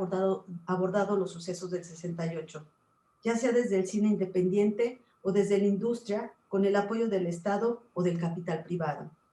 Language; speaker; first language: Spanish; native; Spanish